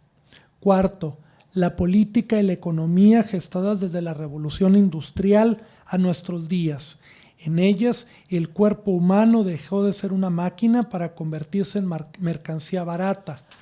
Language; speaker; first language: Spanish; native; Spanish